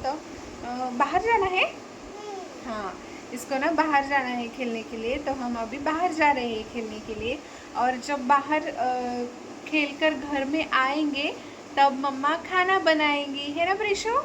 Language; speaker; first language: Hindi; non-native, local second language; Marathi